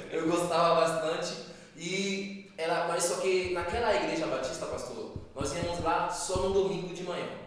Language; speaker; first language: Portuguese; non-native, fluent; Haitian Creole